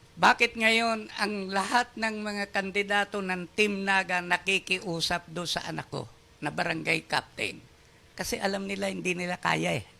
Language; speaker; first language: Filipino; non-native, local second language; Bikol